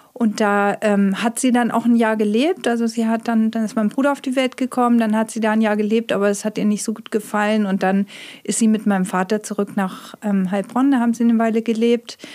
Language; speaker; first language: German; native; German